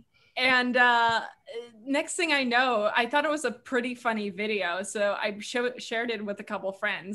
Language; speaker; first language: English; native; English